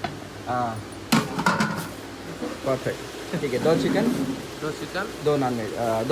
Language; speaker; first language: Hindi; non-native, learner; Kannada